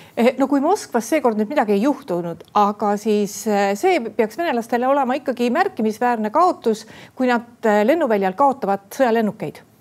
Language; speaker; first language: Estonian; native; Estonian